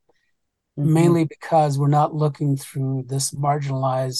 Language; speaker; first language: English; early bilingual, other home language; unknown